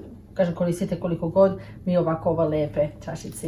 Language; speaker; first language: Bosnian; early bilingual, heritage; Serbian